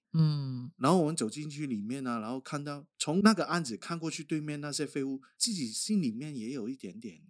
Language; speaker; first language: Chinese; non-native, local second language; Cantonese